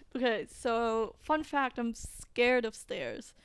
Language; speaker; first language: English; early bilingual, other home language; Filipino